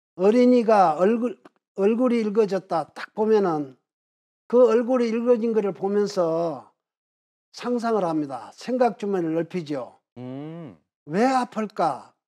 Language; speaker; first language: Korean; native; Korean